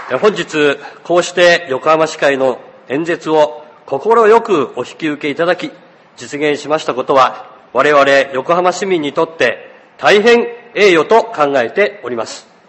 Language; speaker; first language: Japanese; native; Japanese